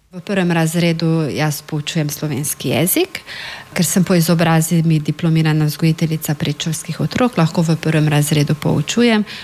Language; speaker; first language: Slovenian; native; Slovenian